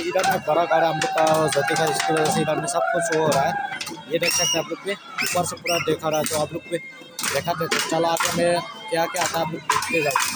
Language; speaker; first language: Hindi; non-native, local second language; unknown